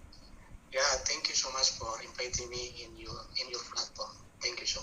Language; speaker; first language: English; non-native, learner; Indonesian